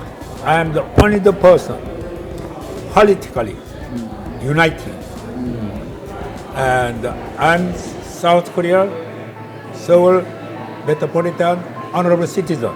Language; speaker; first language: English; non-native, learner; Korean